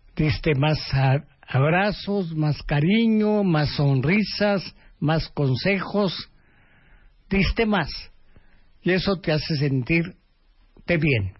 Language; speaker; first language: Spanish; early bilingual, other home language; Japanese